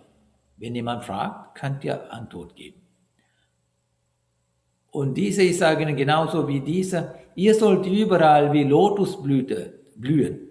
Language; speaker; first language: German; non-native, fluent; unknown